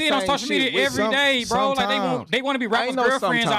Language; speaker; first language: English; native; English